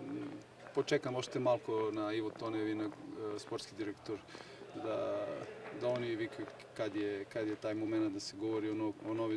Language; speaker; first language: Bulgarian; non-native, learner; Serbian